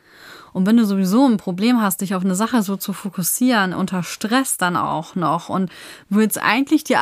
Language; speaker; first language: German; native; German